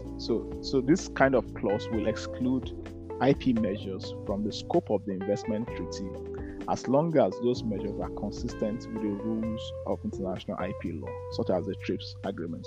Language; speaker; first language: English; non-native, local second language; Yoruba